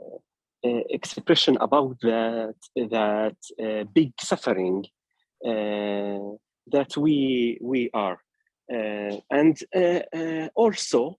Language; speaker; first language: English; non-native, learner; Arabic